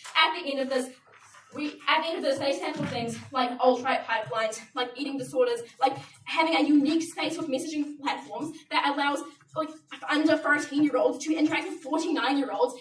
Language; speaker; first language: English; native; English